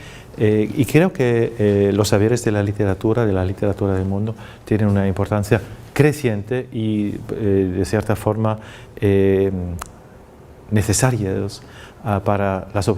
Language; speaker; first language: Spanish; non-native, fluent; German